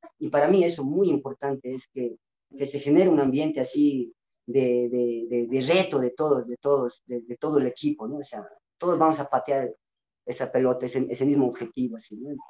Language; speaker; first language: Spanish; non-native, local second language; Quechua